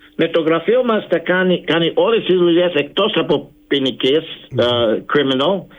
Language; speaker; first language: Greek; early bilingual, heritage; Greek